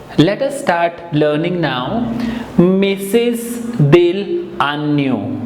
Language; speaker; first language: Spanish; non-native, learner; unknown